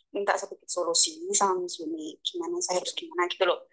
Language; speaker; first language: Indonesian; native; Indonesian